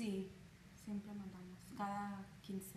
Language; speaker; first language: Spanish; early bilingual, other home language; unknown